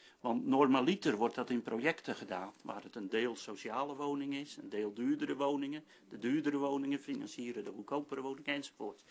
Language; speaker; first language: Dutch; native; Dutch